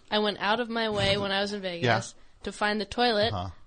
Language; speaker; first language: English; native; English